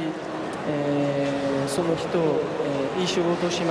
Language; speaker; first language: Japanese; non-native, learner; French